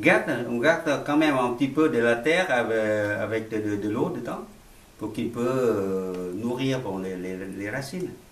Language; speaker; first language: French; non-native, learner; Vietnamese